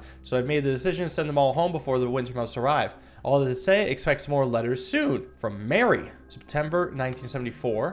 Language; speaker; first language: English; native; English